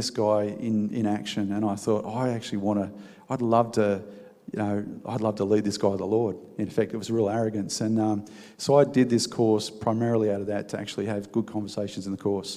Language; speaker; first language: English; native; English